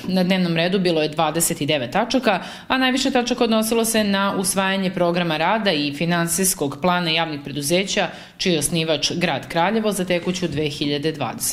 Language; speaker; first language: Serbian; native; Serbian